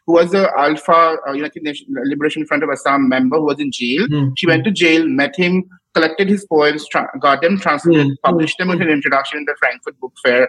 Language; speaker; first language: English; non-native, local second language; Assamese